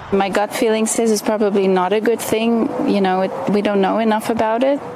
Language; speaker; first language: English; native; English